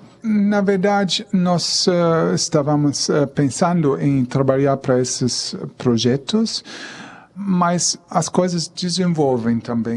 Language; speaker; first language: Portuguese; non-native, fluent; German